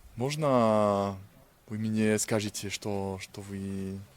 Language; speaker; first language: Russian; non-native, learner; French